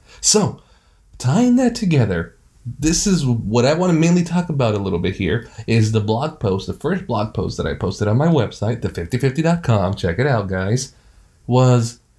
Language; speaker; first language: English; early bilingual, other home language; Spanish